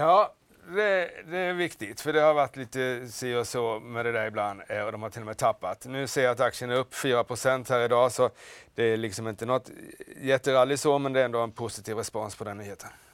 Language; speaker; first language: Swedish; native; Swedish